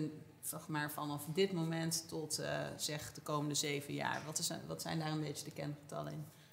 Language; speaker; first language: Dutch; native; Dutch